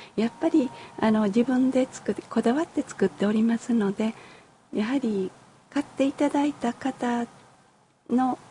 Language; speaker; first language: Japanese; native; Japanese